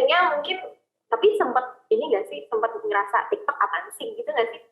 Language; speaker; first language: Indonesian; native; Indonesian